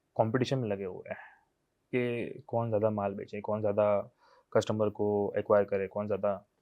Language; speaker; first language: Hindi; non-native, local second language; Gujarati